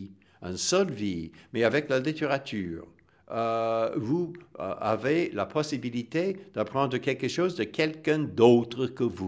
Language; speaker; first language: French; non-native, fluent; English